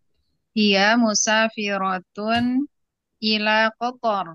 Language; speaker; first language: Arabic; non-native, learner; Indonesian